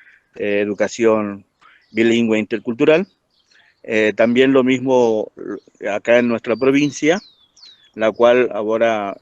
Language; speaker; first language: Spanish; non-native, local second language; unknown